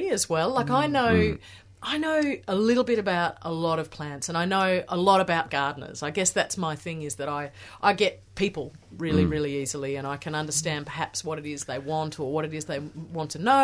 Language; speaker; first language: English; native; English